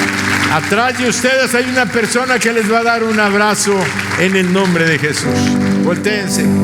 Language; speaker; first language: Spanish; native; Spanish